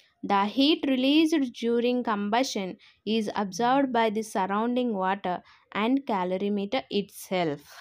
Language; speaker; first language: English; non-native, local second language; Telugu